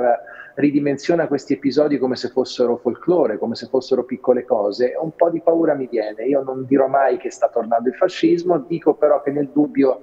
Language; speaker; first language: Italian; native; Italian